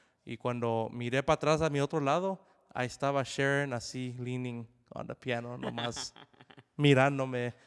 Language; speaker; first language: Spanish; early bilingual, heritage; Spanish